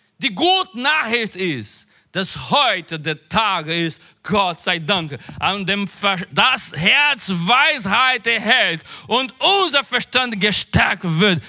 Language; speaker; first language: German; non-native, learner; Portuguese